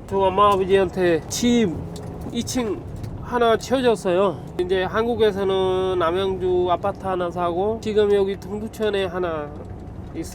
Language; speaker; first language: Korean; non-native, fluent; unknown